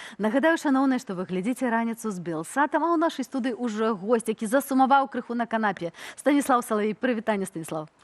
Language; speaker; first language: Belarusian; native; Belarusian